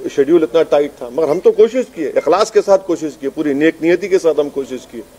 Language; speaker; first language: Hindi; non-native, local second language; Urdu